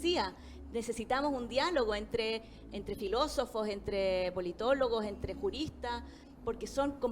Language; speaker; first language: Spanish; native; Spanish